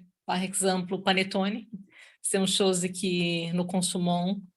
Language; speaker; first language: French; non-native, learner; Portuguese